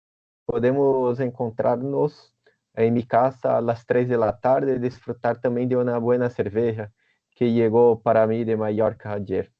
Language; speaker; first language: Spanish; non-native, learner; Portuguese